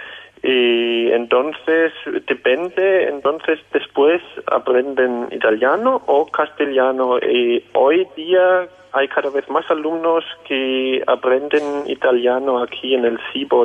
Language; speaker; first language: Spanish; non-native, fluent; German